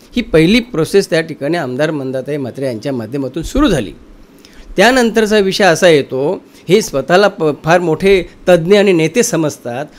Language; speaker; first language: Marathi; native; Marathi